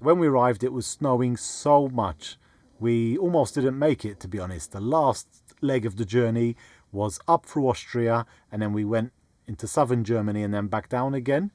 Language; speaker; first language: English; native; English